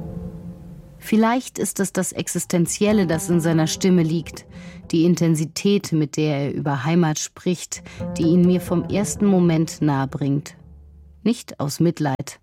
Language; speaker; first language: German; native; German